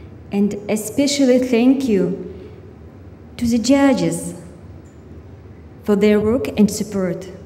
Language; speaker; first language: English; non-native, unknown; Ukrainian